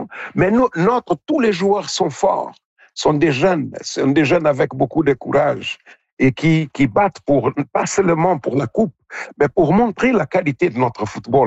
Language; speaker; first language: French; non-native, fluent; Portuguese